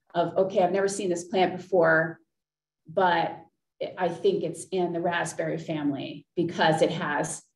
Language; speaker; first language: English; native; English